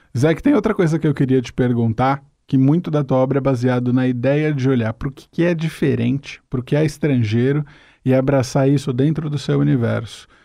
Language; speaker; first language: Portuguese; native; Portuguese